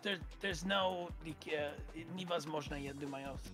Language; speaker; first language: Russian; non-native, learner; English